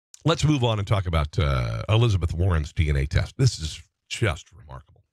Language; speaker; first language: English; native; English